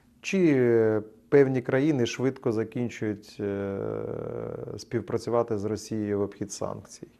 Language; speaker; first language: Ukrainian; native; Ukrainian